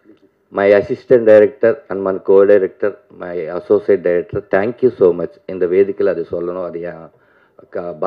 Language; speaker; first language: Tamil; non-native, learner; Telugu